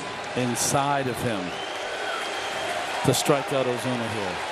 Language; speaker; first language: English; native; English